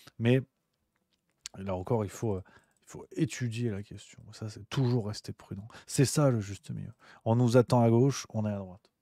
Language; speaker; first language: French; native; French